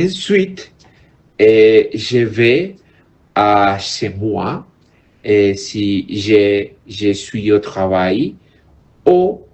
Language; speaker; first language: French; non-native, learner; Spanish